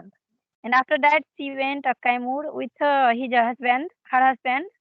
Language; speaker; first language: English; non-native, learner; Hindi